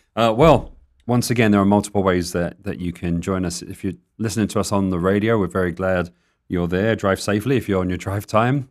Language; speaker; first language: English; native; English